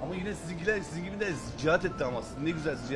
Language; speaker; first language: Turkish; native; Turkish